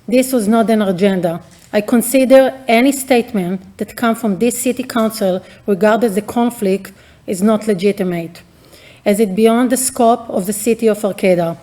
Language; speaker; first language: English; non-native, fluent; Hebrew